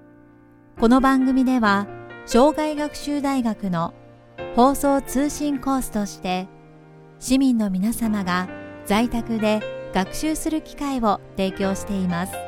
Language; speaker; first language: Japanese; native; Japanese